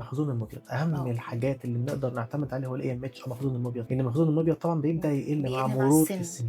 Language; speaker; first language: Arabic; native; Arabic